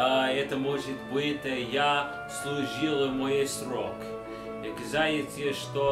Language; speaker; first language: Russian; non-native, learner; English